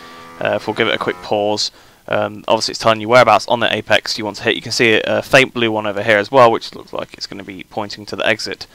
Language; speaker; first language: English; native; English